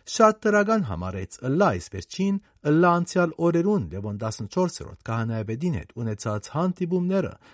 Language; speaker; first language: Armenian; native; Armenian